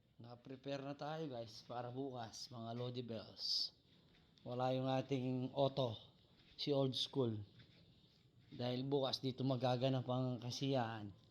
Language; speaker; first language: Filipino; non-native, local second language; Pampanga